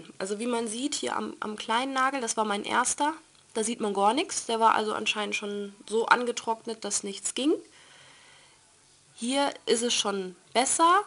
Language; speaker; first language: German; native; German